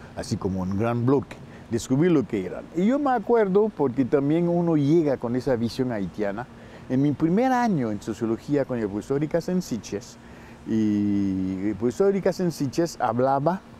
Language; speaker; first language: Spanish; non-native, fluent; Haitian Creole